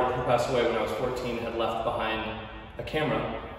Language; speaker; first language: English; native; English